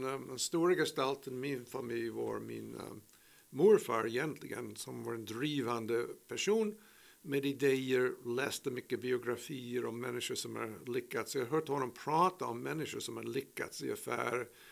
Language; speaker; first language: Swedish; non-native, fluent; English